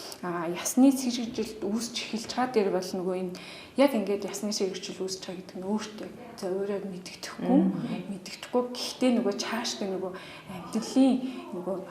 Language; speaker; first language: Mongolian; native; Mongolian